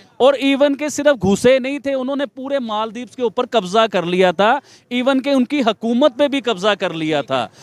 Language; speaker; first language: Urdu; non-native, local second language; Punjabi